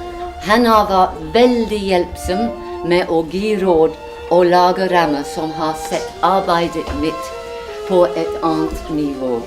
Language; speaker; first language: Norwegian; non-native, fluent; English